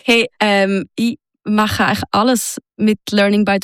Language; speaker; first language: German; native; German